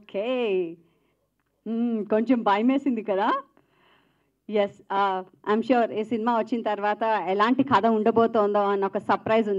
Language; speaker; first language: Telugu; native; Telugu